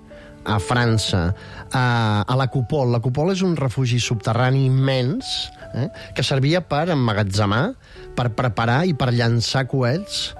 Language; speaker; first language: Catalan; native; Catalan